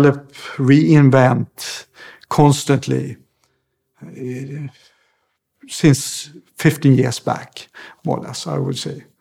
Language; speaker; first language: English; non-native, fluent; Swedish